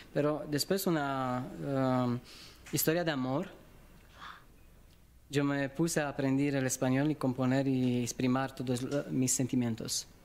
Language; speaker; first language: Spanish; non-native, learner; Romanian